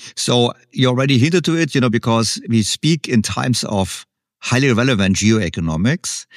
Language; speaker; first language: English; non-native, fluent; German